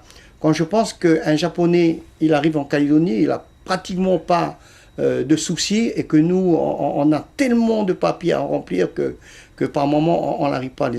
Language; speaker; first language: French; early bilingual, other home language; Vietnamese